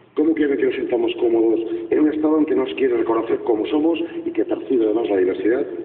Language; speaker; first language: Spanish; non-native, local second language; Catalan